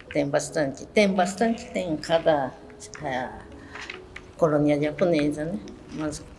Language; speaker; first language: Portuguese; early bilingual, other home language; Japanese